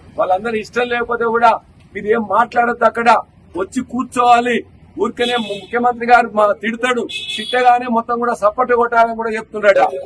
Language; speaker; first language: Telugu; native; Telugu